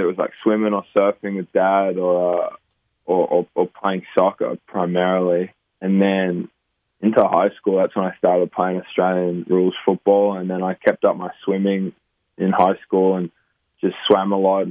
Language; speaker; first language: English; native; English